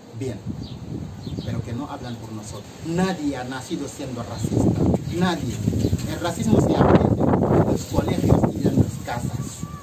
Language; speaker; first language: Spanish; non-native, fluent; Wolof